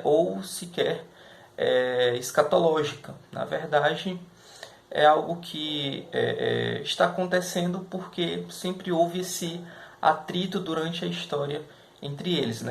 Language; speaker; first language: Portuguese; native; Portuguese